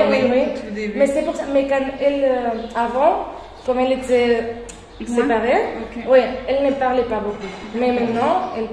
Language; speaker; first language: French; non-native, fluent; Spanish